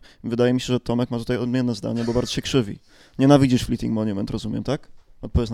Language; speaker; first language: Polish; native; Polish